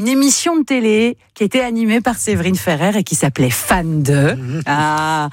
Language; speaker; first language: French; native; French